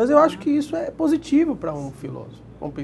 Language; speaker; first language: Portuguese; native; Portuguese